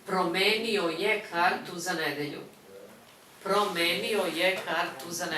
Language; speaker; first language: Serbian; non-native, fluent; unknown